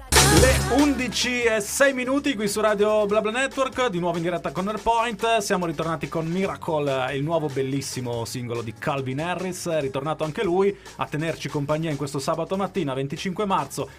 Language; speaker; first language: Italian; native; Italian